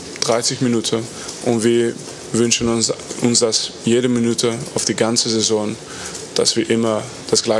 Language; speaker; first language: German; non-native, fluent; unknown